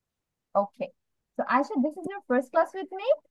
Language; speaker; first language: English; non-native, fluent; Bangla